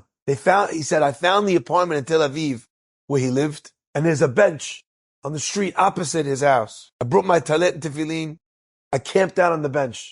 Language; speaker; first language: English; native; English